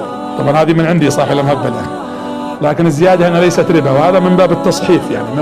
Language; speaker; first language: Arabic; native; Arabic